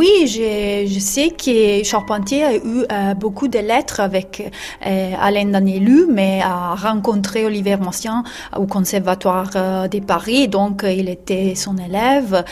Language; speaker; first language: French; non-native, learner; Italian